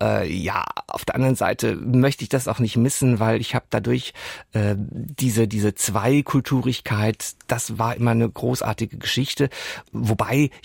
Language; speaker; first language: German; non-native, local second language; French